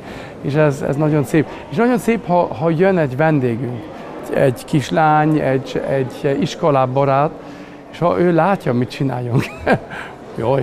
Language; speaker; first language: Hungarian; non-native, learner; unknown